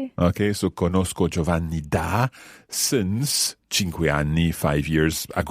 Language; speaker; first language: Italian; non-native, fluent; English